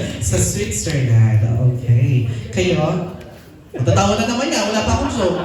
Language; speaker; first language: Filipino; native; Filipino